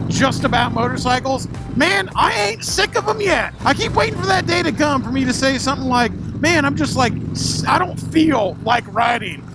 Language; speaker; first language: English; native; English